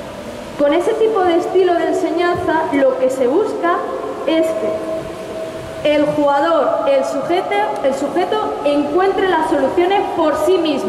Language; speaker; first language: Spanish; native; Spanish